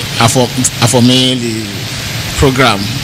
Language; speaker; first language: French; non-native, learner; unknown